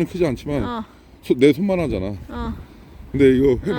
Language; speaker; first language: Korean; native; Korean